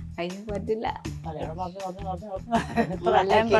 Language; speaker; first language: Malayalam; non-native, fluent; Nepali